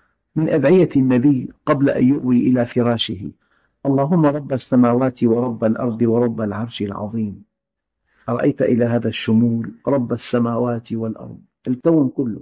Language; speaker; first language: Arabic; native; Arabic